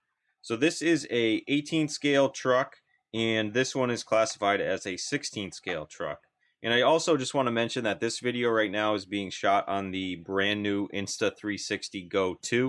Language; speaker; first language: English; native; English